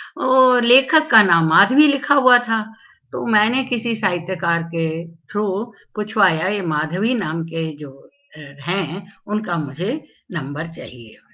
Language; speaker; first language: Hindi; non-native, local second language; Tamil